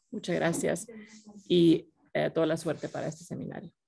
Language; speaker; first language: Spanish; non-native, fluent; Finnish